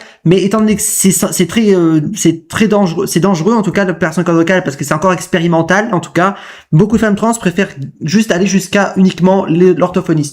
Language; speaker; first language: French; native; French